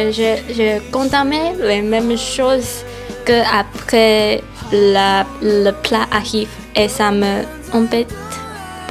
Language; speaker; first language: French; non-native, learner; Chinese